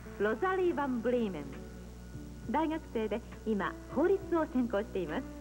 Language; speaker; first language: Japanese; native; Japanese